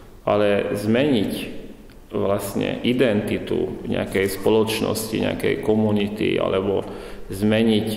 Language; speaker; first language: Slovak; non-native, local second language; Hungarian